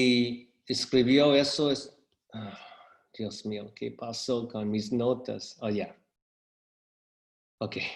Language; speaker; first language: Spanish; non-native, fluent; English